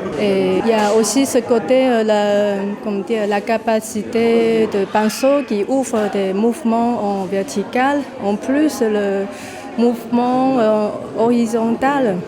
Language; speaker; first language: French; non-native, fluent; Chinese